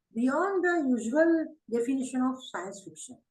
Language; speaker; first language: English; non-native, local second language; Marathi